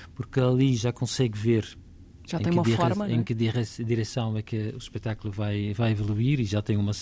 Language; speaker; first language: Portuguese; non-native, fluent; Dutch